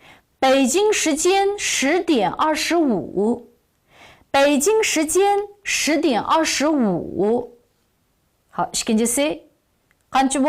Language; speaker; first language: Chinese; non-native, local second language; Uyghur